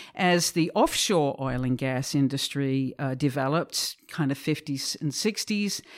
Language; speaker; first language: English; native; English